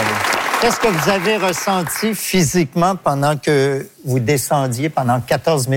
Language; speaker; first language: French; native; French